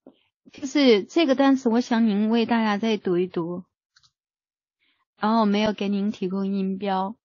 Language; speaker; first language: Chinese; native; Chinese